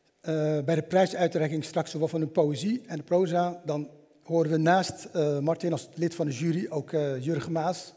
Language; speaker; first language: Dutch; native; Dutch